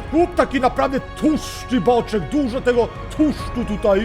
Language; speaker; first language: Polish; non-native, learner; Swedish